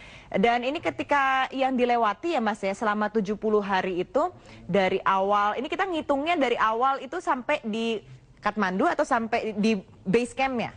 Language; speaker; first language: Indonesian; native; Indonesian